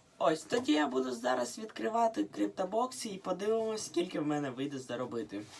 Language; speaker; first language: Ukrainian; non-native, local second language; Russian